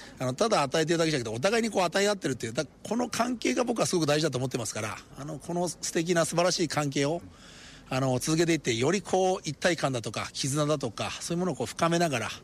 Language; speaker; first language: Japanese; native; Japanese